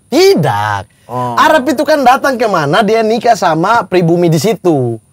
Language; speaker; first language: Indonesian; native; Indonesian